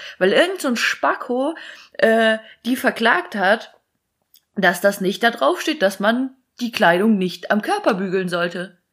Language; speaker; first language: German; early bilingual, other home language; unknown